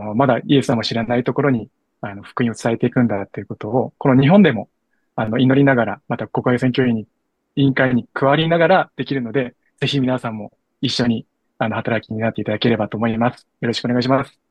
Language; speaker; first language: Japanese; non-native, fluent; Korean